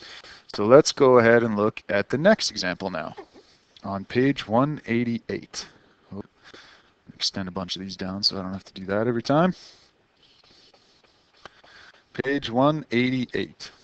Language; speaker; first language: English; native; English